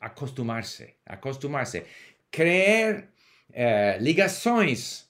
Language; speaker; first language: Spanish; non-native, fluent; English